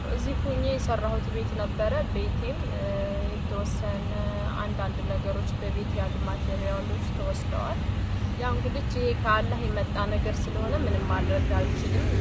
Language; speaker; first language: Amharic; native; Amharic